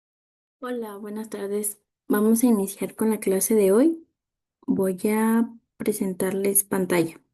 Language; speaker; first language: Spanish; native; Spanish